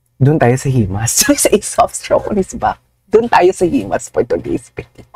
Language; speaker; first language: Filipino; non-native, local second language; Hiligaynon